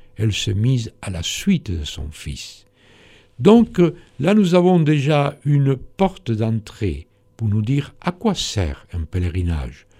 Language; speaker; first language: French; non-native, fluent; Spanish